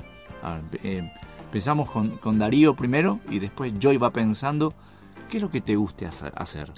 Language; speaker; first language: Spanish; native; Spanish